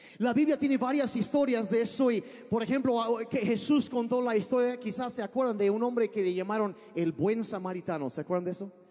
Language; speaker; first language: Spanish; early bilingual, other home language; English